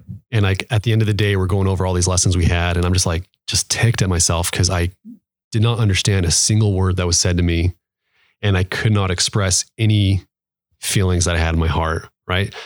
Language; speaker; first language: English; native; English